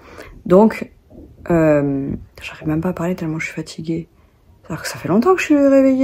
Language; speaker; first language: French; native; French